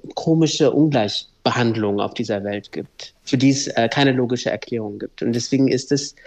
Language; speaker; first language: German; early bilingual, other home language; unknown